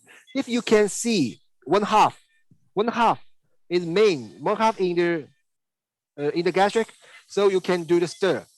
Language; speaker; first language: English; non-native, learner; Chinese